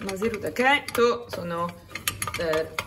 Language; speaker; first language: Japanese; non-native, learner; Italian